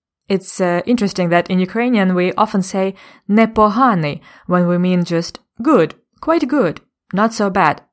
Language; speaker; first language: English; non-native, fluent; Ukrainian